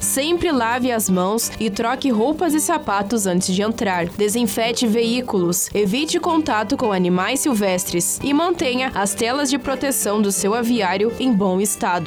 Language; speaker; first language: Portuguese; native; Portuguese